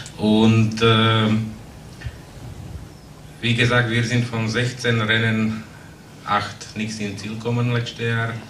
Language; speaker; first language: German; non-native, fluent; Slovak